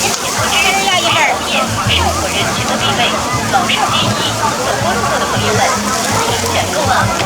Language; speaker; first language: Chinese; native; Chinese